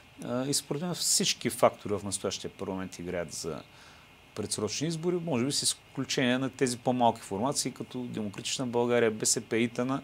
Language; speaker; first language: Bulgarian; native; Bulgarian